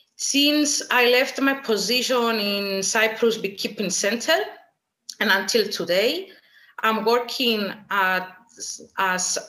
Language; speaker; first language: English; non-native, fluent; Greek